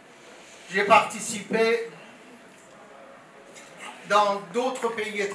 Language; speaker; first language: French; non-native, fluent; Persian